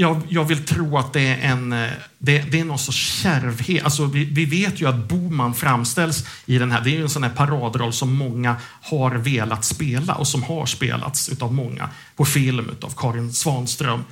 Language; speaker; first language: Swedish; native; Swedish